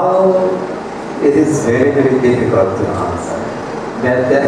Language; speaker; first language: English; non-native, learner; Japanese